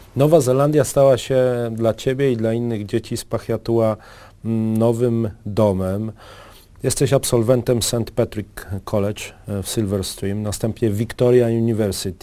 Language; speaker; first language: Polish; native; Polish